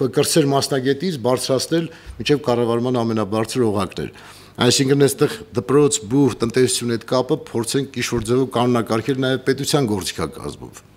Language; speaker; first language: Armenian; native; Armenian